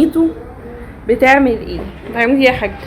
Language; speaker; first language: Arabic; native; Arabic